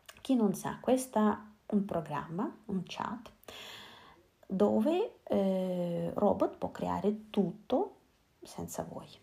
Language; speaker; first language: Italian; non-native, learner; Russian